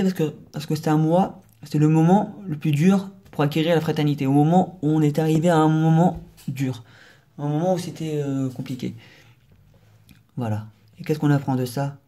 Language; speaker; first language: French; native; French